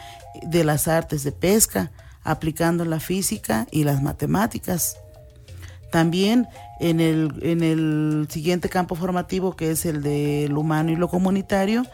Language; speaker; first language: Spanish; native; Spanish